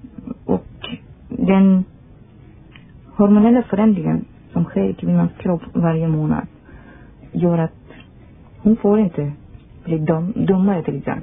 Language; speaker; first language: Swedish; non-native, fluent; Persian